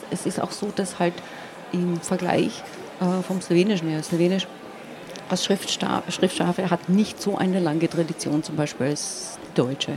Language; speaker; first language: German; non-native, local second language; Slovenian